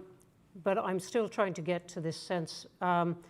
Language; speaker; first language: English; native; English